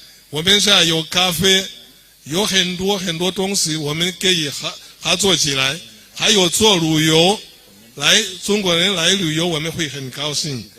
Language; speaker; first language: Chinese; non-native, fluent; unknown